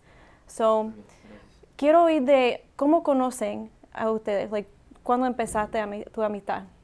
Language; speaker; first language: Spanish; non-native, learner; English